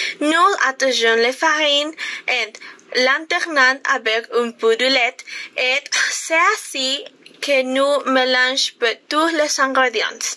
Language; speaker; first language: French; non-native, learner; Spanish